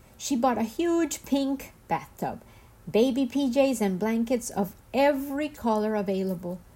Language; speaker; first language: English; non-native, fluent; Spanish